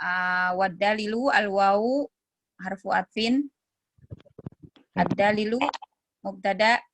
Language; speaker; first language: Arabic; non-native, learner; Indonesian